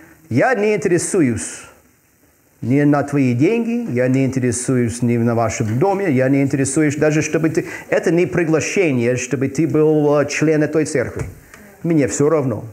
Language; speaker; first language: Russian; non-native, fluent; English